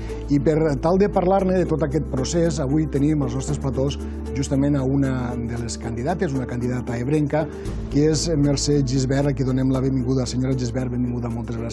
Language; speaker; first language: Catalan; native; Catalan